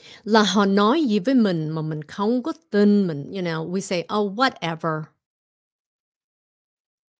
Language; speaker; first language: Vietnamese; early bilingual, heritage; Vietnamese